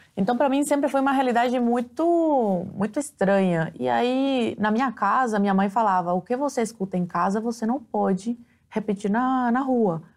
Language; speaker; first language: Portuguese; early bilingual, other home language; Spanish